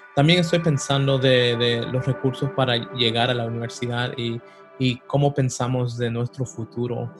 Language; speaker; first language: Spanish; early bilingual, heritage; Spanish